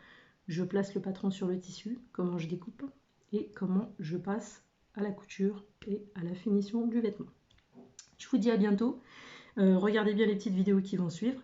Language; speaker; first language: French; native; French